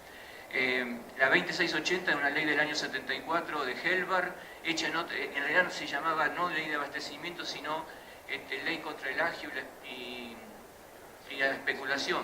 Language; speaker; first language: Spanish; native; Spanish